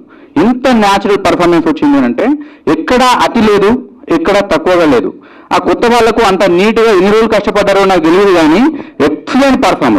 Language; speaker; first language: Telugu; native; Telugu